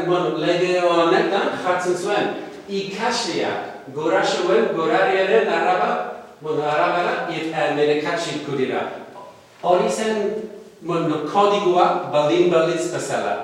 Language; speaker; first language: Basque; non-native, fluent; Welsh